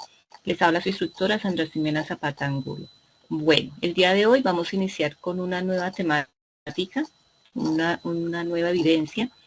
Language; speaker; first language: Spanish; native; Spanish